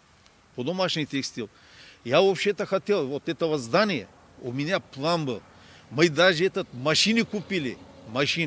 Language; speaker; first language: Russian; non-native, learner; Turkish